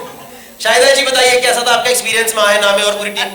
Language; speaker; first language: Hindi; native; Hindi